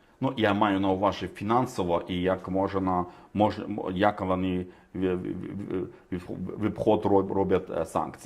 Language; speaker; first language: Ukrainian; non-native, fluent; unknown